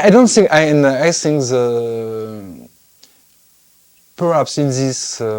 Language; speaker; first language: English; non-native, fluent; French